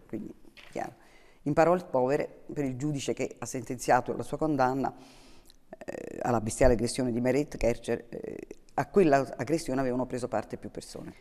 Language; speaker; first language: Italian; native; Italian